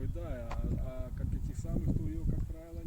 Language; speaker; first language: Russian; native; Russian